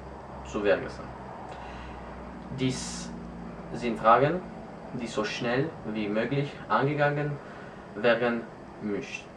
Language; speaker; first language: German; non-native, learner; French